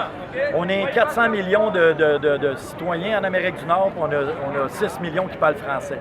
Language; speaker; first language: French; native; French